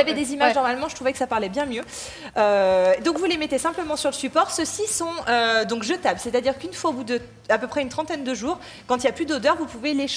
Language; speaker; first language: French; native; French